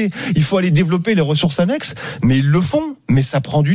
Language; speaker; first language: French; native; French